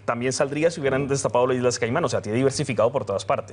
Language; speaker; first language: Spanish; native; Spanish